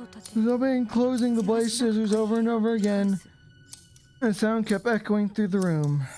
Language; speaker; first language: English; native; English